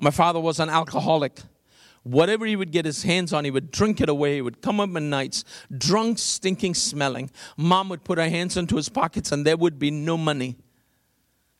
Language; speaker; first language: English; non-native, local second language; Bangla